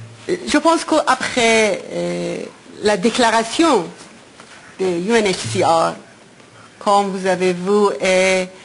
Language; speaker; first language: French; non-native, fluent; Persian